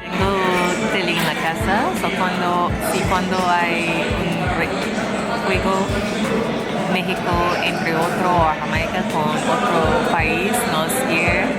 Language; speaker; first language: Spanish; non-native, learner; English